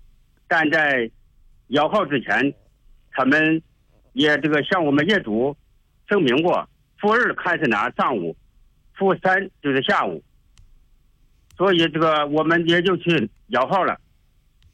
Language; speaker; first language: Chinese; native; Chinese